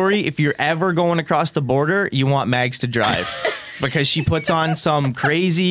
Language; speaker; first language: English; native; English